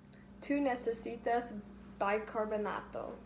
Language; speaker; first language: Spanish; non-native, learner; English